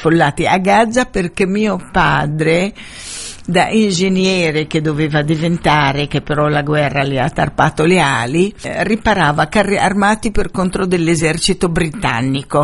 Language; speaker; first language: Italian; non-native, fluent; Arabic